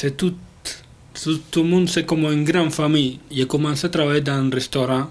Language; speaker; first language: French; non-native, learner; Spanish